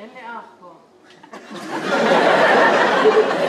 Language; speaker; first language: Hebrew; non-native, local second language; Arabic